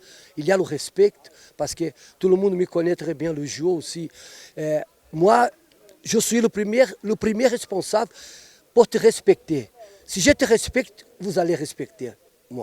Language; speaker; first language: French; non-native, fluent; Portuguese